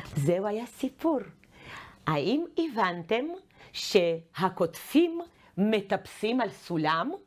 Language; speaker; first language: Hebrew; non-native, fluent; Ukrainian